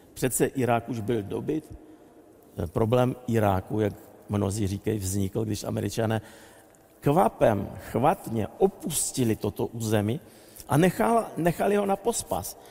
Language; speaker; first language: Czech; non-native, fluent; Russian